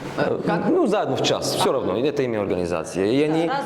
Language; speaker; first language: Russian; non-native, learner; Bulgarian